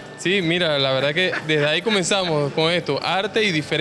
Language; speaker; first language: Portuguese; non-native, learner; Spanish